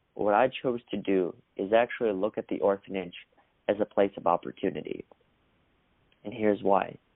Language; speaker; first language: English; early bilingual, other home language; Russian